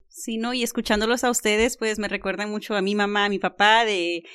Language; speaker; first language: Spanish; early bilingual, heritage; Spanish